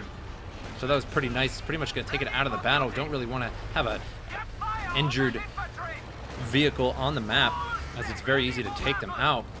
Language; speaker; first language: English; native; English